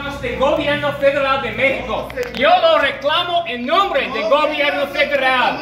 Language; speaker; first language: Spanish; non-native, learner; English